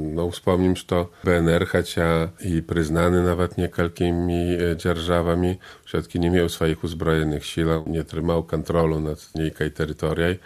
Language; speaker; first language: Belarusian; non-native, local second language; Polish